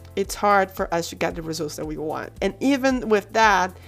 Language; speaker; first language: English; non-native, fluent; Portuguese